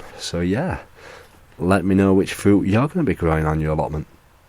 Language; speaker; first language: English; native; English